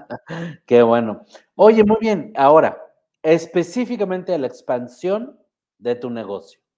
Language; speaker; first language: Spanish; native; Spanish